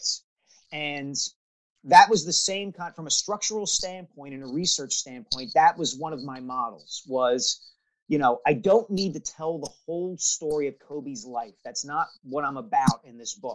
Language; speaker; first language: English; native; English